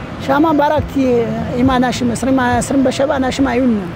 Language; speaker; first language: Hebrew; non-native, learner; Amharic